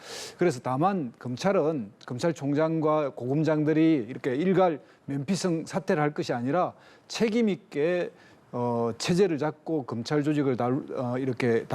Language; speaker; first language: Korean; native; Korean